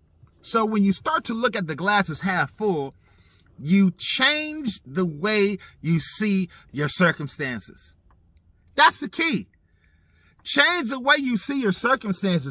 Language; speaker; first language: English; native; English